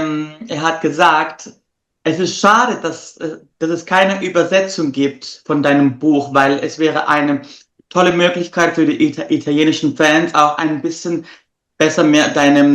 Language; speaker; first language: German; non-native, fluent; Italian